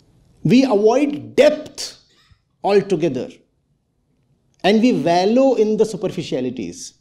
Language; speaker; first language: English; non-native, local second language; Hindi